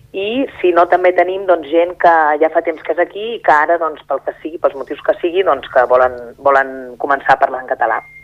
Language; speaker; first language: Catalan; native; Catalan